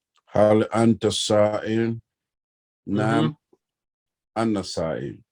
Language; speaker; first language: Arabic; non-native, learner; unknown